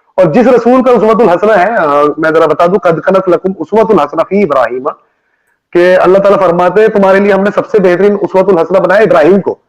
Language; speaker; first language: Hindi; native; Hindi